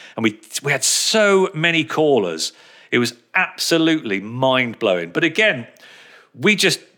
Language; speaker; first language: English; native; English